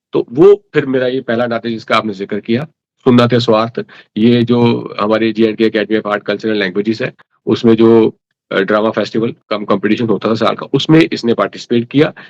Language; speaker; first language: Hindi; non-native, local second language; Dogri